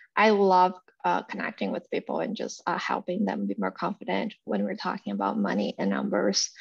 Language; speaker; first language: English; non-native, fluent; Portuguese